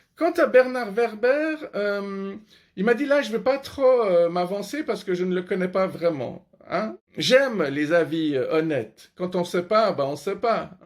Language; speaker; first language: French; non-native, fluent; Persian